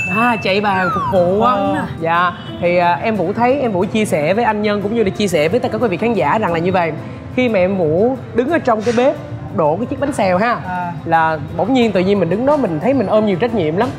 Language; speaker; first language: Vietnamese; native; Vietnamese